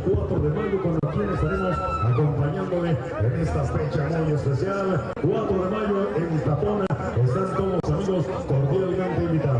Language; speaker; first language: Spanish; native; Spanish